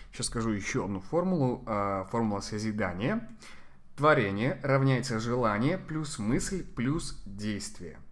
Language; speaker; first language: Russian; non-native, fluent; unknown